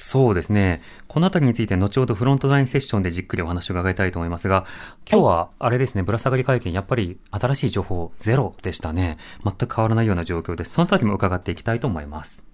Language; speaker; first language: Japanese; native; Japanese